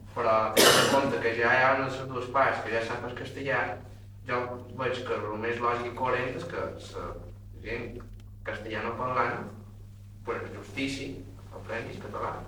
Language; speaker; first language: Catalan; non-native, fluent; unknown